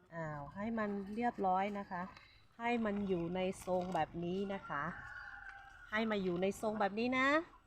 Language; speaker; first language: Thai; non-native, local second language; Hmong